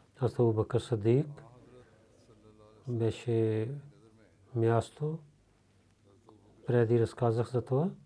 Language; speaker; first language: Bulgarian; non-native, learner; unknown